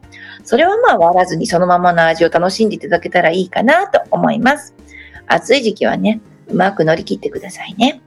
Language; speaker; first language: Japanese; native; Japanese